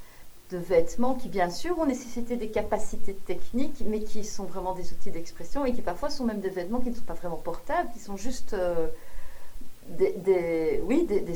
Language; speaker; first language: French; native; French